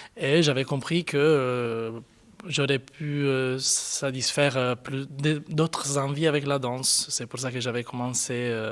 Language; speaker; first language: French; non-native, fluent; Italian